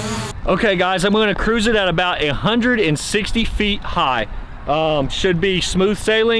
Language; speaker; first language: English; native; English